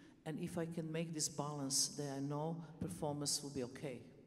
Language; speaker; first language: English; non-native, fluent; Serbian